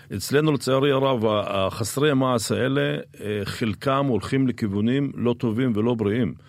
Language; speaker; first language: Hebrew; non-native, local second language; Arabic